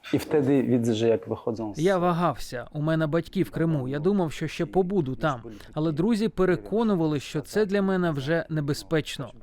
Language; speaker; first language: Ukrainian; early bilingual, heritage; Uzbek